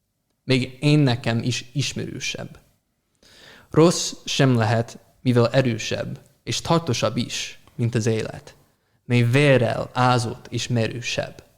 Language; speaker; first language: Hungarian; non-native, fluent; English